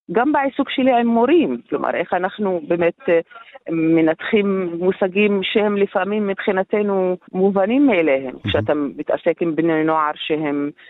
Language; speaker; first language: Hebrew; non-native, local second language; Arabic